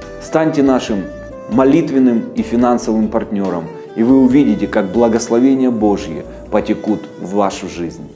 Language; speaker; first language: Russian; native; Russian